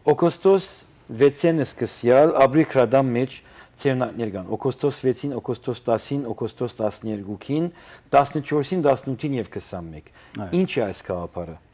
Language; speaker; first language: Armenian; early bilingual, heritage; Armenian